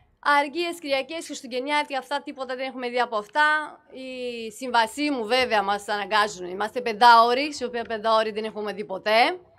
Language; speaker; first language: Greek; non-native, fluent; Romanian